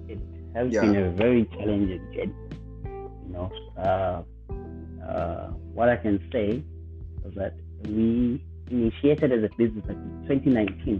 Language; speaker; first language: English; non-native, local second language; Zulu